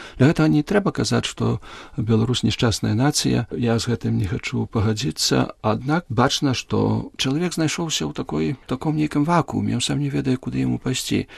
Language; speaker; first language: Belarusian; non-native, local second language; Polish